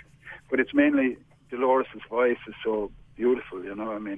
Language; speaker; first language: English; native; English